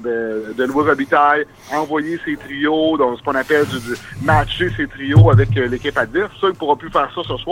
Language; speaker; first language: French; native; French